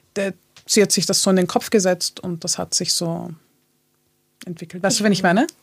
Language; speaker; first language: German; early bilingual, other home language; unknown